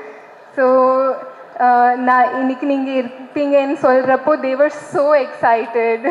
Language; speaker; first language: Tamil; non-native, learner; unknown